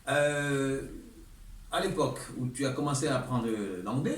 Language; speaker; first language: French; native; French